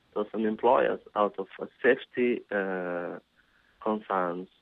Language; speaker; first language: English; non-native, fluent; Somali